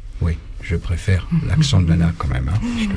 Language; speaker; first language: French; native; French